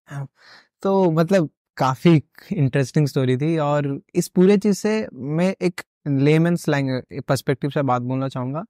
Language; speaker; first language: Hindi; non-native, local second language; Odia